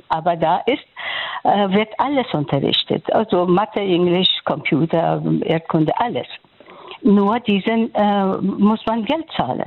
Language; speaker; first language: German; non-native, local second language; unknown